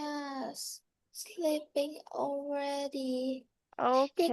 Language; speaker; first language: English; non-native, learner; Vietnamese